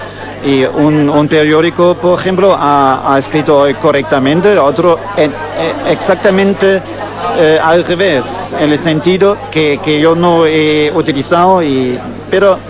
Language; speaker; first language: Spanish; non-native, fluent; German